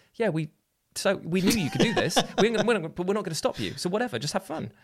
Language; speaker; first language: English; native; English